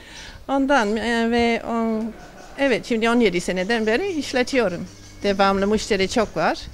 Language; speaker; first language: Turkish; non-native, fluent; English